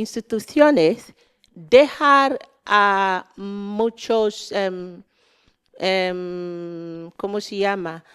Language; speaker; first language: Spanish; non-native, learner; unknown